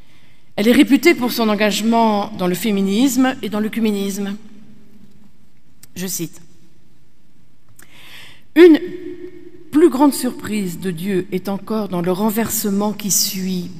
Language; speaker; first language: French; native; French